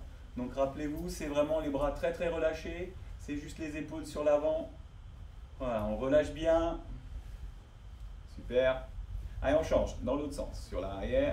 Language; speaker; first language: French; native; French